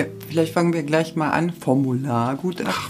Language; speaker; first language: German; native; German